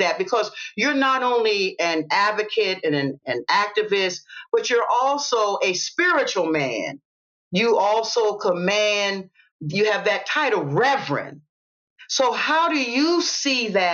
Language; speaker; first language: English; native; English